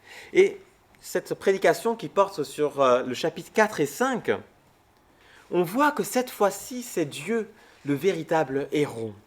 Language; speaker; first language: French; native; French